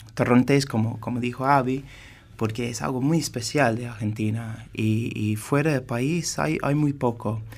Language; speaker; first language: Spanish; non-native, fluent; English